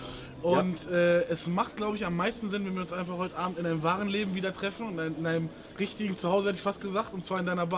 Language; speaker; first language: German; native; German